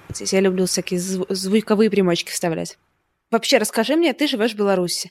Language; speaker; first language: Russian; native; Russian